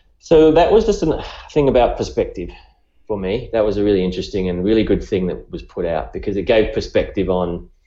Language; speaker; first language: English; native; English